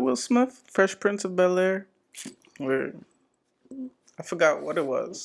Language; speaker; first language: English; early bilingual, other home language; Spanish